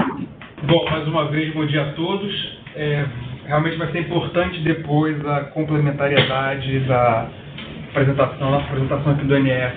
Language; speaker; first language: Portuguese; native; Portuguese